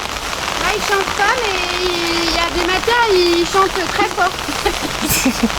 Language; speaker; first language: French; native; French